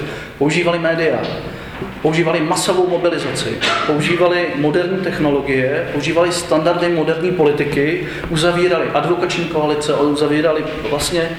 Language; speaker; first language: Czech; native; Czech